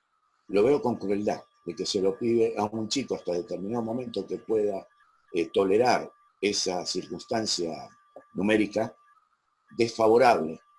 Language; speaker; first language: Spanish; native; Spanish